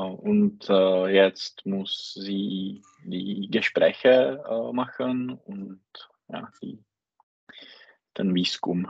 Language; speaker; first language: German; non-native, learner; Czech